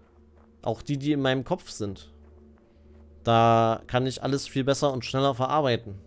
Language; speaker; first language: German; native; German